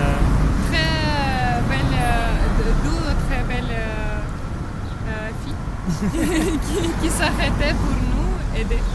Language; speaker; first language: French; non-native, learner; Ukrainian